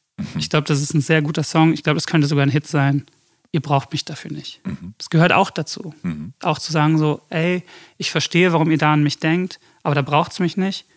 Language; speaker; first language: German; early bilingual, other home language; English